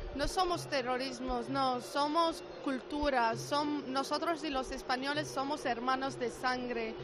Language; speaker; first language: Spanish; non-native, fluent; Arabic